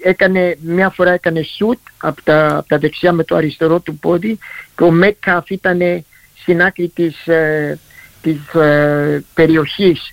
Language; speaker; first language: Greek; early bilingual, heritage; Greek